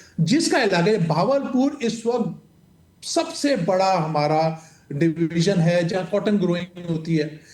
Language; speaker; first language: Urdu; non-native, local second language; Punjabi